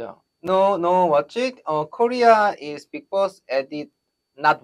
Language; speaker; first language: English; non-native, learner; Korean